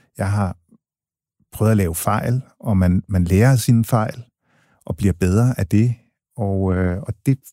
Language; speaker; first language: Danish; early bilingual, other home language; English